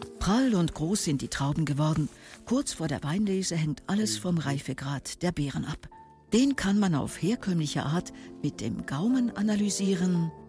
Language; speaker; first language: German; native; German